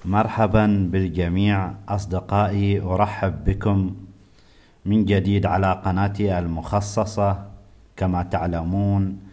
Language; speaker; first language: Arabic; native; Arabic